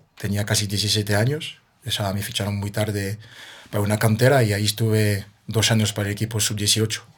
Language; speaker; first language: Spanish; non-native, fluent; French